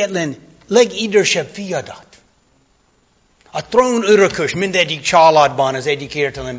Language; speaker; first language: Hungarian; non-native, fluent; English